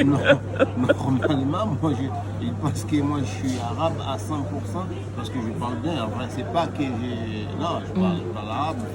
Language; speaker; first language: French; non-native, learner; Arabic